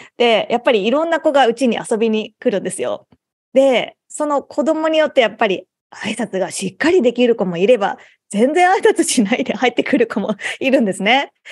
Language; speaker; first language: Japanese; native; Japanese